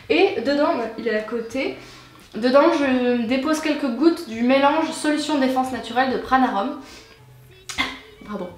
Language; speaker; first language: French; native; French